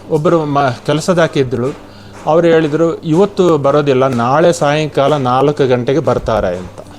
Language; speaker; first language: Kannada; non-native, local second language; Kodava